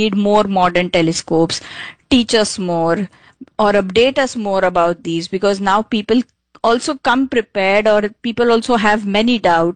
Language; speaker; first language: English; non-native, local second language; Marathi